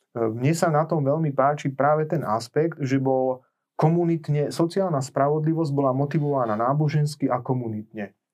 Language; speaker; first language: Slovak; native; Slovak